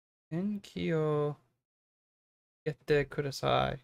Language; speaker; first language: Japanese; non-native, learner; English